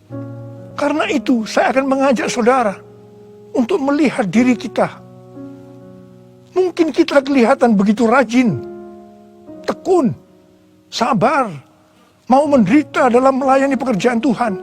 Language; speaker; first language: Indonesian; native; Indonesian